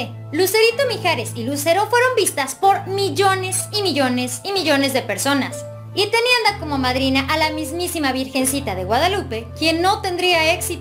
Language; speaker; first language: Spanish; native; Spanish